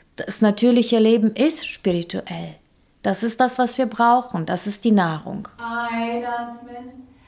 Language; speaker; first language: German; non-native, fluent; Serbian